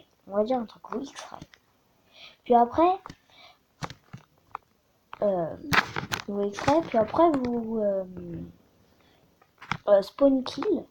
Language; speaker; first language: French; native; French